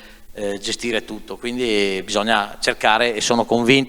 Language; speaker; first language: Italian; native; Italian